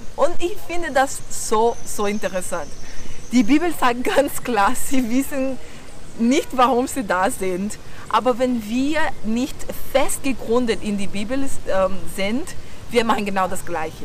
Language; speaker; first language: German; non-native, learner; Portuguese